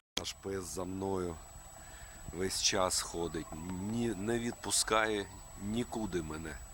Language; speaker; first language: Ukrainian; native; Ukrainian